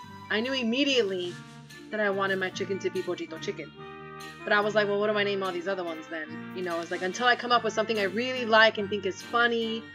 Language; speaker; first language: English; early bilingual, other home language; Spanish